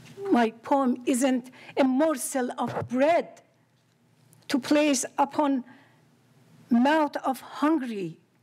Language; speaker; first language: English; non-native, fluent; Persian